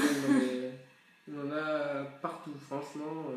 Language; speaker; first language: French; native; French